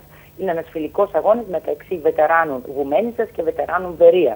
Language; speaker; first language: Greek; native; Greek